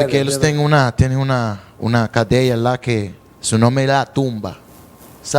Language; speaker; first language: Portuguese; non-native, learner; Spanish